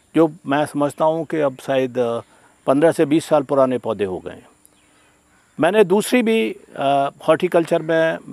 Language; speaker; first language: Hindi; native; Hindi